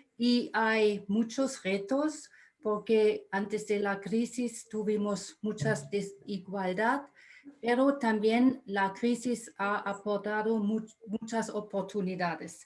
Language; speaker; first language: Spanish; non-native, fluent; German